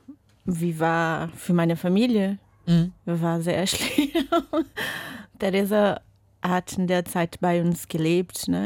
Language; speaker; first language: German; non-native, fluent; Portuguese